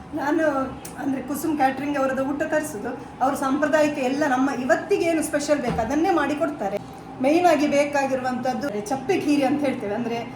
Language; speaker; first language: Kannada; non-native, local second language; Konkani